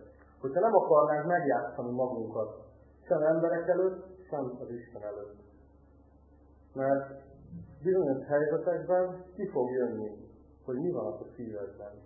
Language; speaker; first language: Hungarian; native; Hungarian